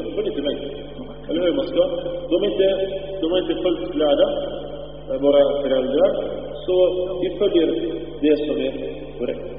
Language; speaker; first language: Swedish; early bilingual, other home language; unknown